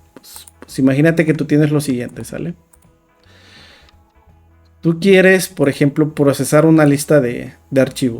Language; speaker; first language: Spanish; native; Spanish